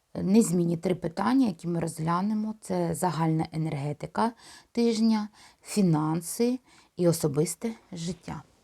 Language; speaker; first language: Ukrainian; non-native, local second language; Russian